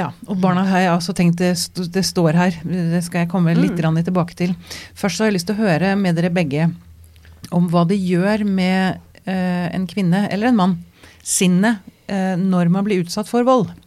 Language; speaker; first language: Norwegian; native; Norwegian